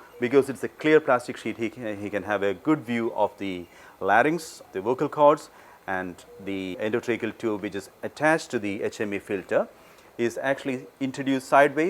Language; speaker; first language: English; non-native, local second language; Malayalam